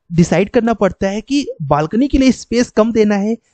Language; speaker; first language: Hindi; native; Hindi